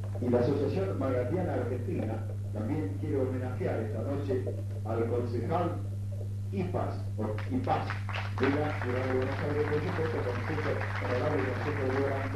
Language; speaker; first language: Spanish; native; Spanish